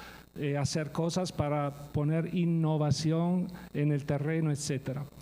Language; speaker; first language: Spanish; non-native, fluent; Italian